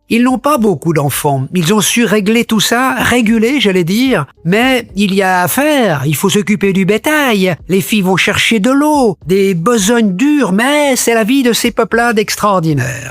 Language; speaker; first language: French; native; French